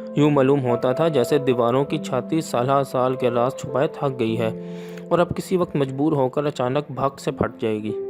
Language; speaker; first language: Urdu; native; Urdu